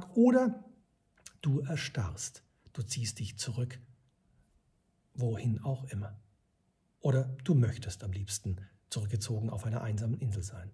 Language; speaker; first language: German; native; German